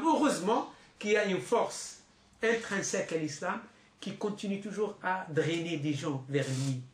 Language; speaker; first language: French; non-native, local second language; Arabic